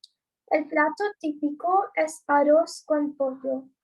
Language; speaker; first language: Spanish; non-native, learner; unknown